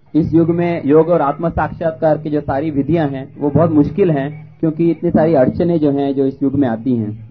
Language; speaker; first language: Hindi; native; Hindi